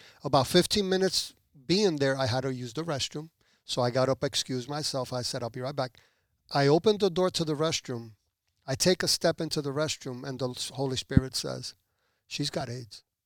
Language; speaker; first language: English; early bilingual, other home language; Spanish